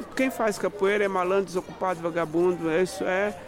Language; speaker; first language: Portuguese; native; Portuguese